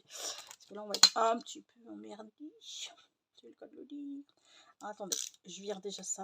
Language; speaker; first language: French; native; French